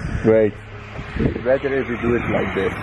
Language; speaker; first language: English; non-native, learner; Dutch